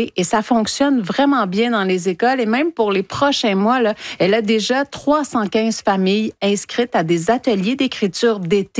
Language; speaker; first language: French; native; French